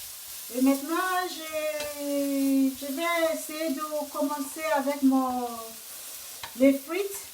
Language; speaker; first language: French; non-native, fluent; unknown